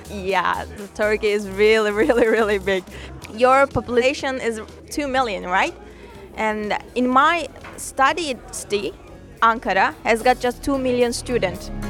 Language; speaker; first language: English; non-native, learner; Turkish